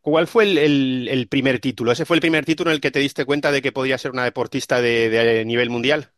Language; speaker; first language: Spanish; native; Spanish